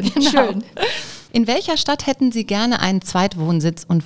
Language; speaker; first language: German; native; German